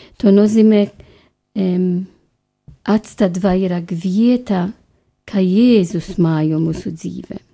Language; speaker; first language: Latvian; non-native, fluent; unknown